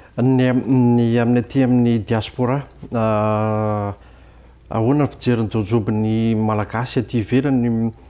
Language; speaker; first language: Malagasy; native; Malagasy